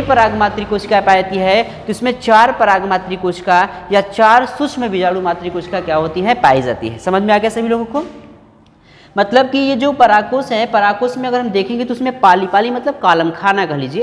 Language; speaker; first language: Hindi; native; Hindi